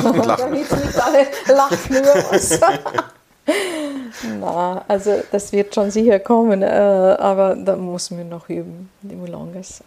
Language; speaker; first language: German; non-native, fluent; Serbian